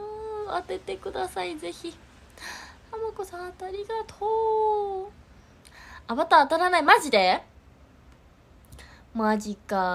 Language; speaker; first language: Japanese; native; Japanese